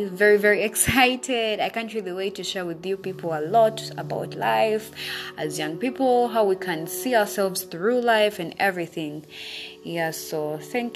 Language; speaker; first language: English; non-native, local second language; Ganda